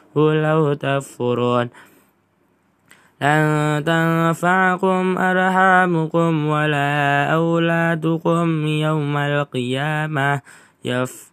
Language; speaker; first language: Arabic; non-native, learner; Indonesian